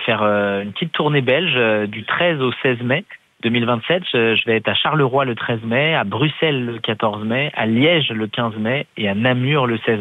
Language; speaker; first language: French; native; French